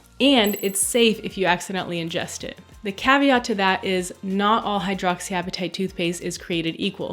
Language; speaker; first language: English; native; English